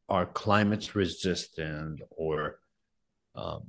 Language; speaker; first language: English; non-native, fluent; Arabic